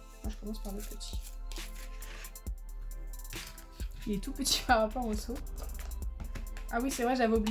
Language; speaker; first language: French; native; French